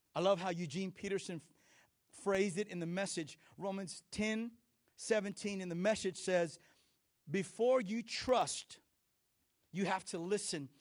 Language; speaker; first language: English; native; English